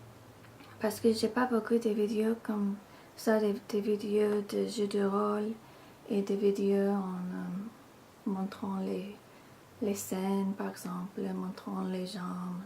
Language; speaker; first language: French; non-native, fluent; English